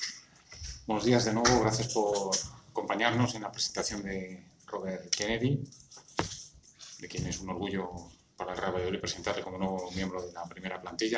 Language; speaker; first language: Spanish; native; Spanish